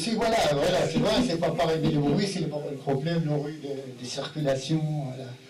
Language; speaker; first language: French; non-native, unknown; Arabic